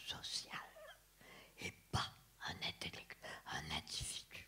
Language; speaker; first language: French; native; French